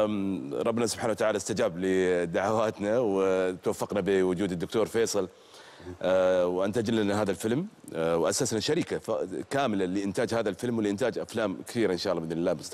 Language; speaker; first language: Arabic; native; Arabic